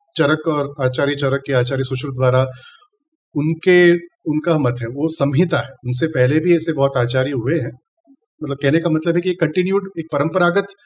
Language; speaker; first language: Hindi; non-native, local second language; Tamil